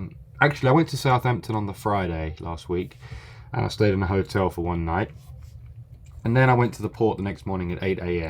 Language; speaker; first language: English; native; English